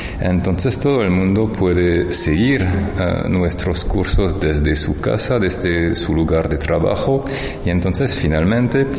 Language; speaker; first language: Spanish; non-native, fluent; French